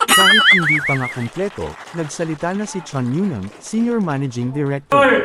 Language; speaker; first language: Filipino; native; Filipino